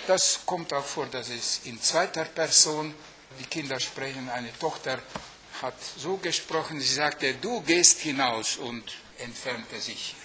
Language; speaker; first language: German; non-native, fluent; Hungarian